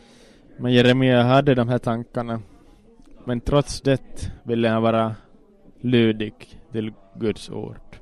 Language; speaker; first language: Swedish; non-native, local second language; Finnish